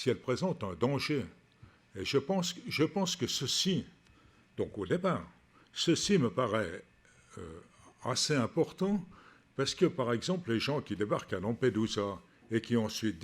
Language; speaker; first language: French; native; French